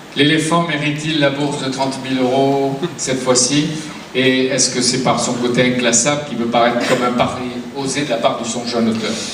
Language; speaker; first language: French; native; French